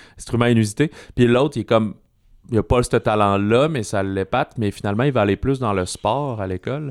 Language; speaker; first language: French; native; French